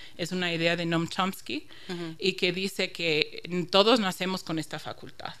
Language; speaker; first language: Spanish; non-native, fluent; English